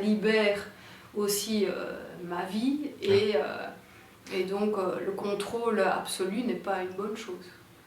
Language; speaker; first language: French; native; French